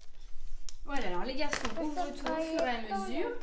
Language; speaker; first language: French; native; French